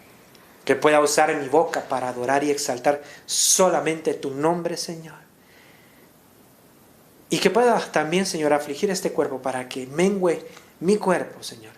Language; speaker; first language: Spanish; native; Spanish